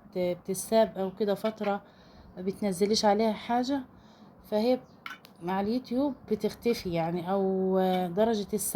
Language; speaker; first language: Arabic; native; Arabic